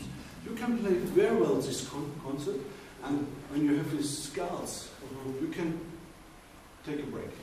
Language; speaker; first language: English; non-native, learner; German